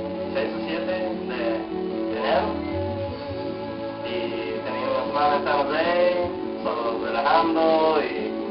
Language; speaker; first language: Spanish; non-native, learner; English